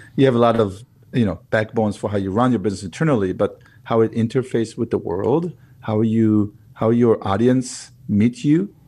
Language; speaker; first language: English; non-native, fluent; Hebrew